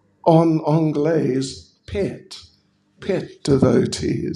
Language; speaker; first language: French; non-native, learner; English